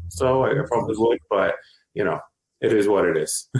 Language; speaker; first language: English; native; English